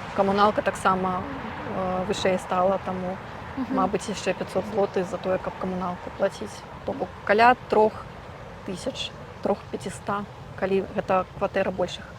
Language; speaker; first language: Belarusian; non-native, local second language; Russian